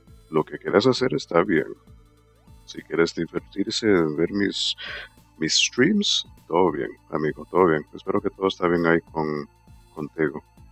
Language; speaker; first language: Spanish; non-native, learner; English